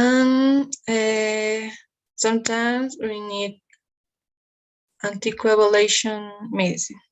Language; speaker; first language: English; non-native, learner; Spanish